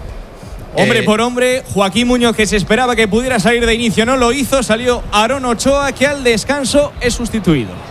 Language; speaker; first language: Spanish; native; Spanish